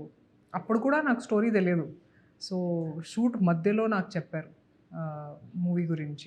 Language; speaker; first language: Telugu; non-native, fluent; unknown